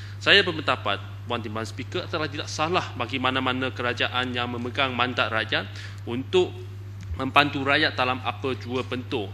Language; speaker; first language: Malay; non-native, local second language; Chinese